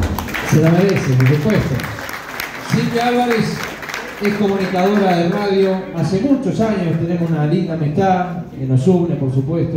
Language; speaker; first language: Spanish; native; Spanish